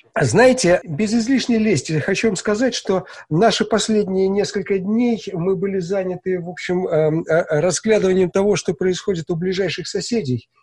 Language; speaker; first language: Russian; native; Russian